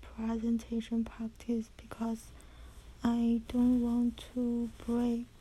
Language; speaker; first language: English; non-native, learner; Chinese